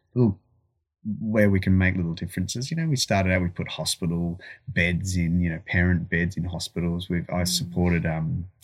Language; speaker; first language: English; native; English